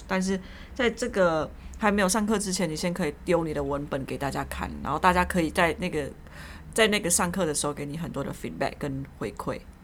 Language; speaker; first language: Chinese; native; Chinese